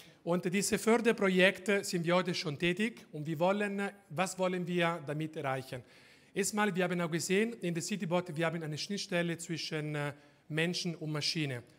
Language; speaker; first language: German; non-native, fluent; Italian